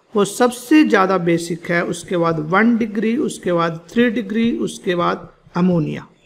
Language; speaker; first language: Hindi; native; Hindi